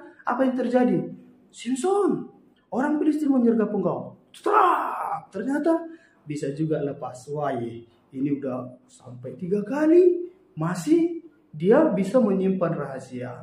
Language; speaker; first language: Indonesian; native; Indonesian